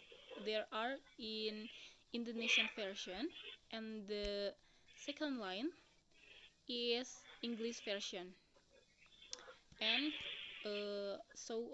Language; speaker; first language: English; non-native, learner; Indonesian